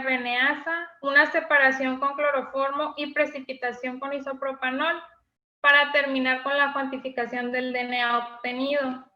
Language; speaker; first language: Spanish; native; Spanish